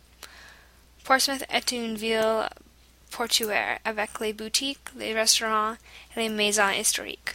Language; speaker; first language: French; non-native, learner; English